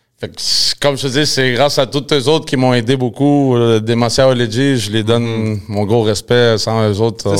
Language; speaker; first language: French; early bilingual, other home language; Spanish